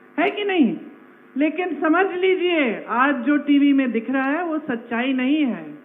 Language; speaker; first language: Hindi; native; Hindi